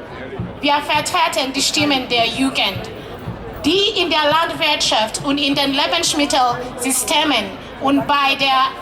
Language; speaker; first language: German; non-native, learner; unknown